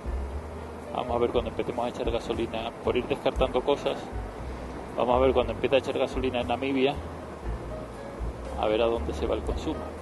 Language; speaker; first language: Spanish; native; Spanish